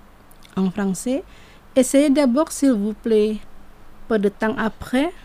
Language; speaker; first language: French; non-native, fluent; Indonesian